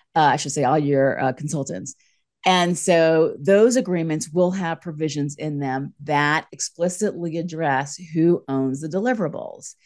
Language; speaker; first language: English; native; English